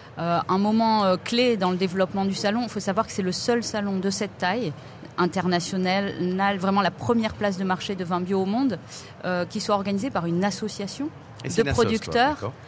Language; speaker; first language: French; native; French